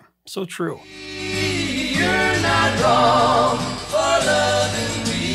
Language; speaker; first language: English; native; English